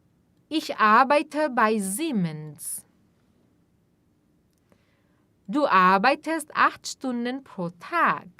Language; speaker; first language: German; non-native, fluent; Portuguese